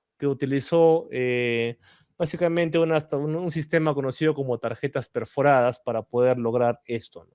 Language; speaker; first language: Spanish; native; Spanish